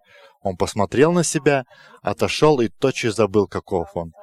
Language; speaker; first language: Russian; non-native, fluent; Lithuanian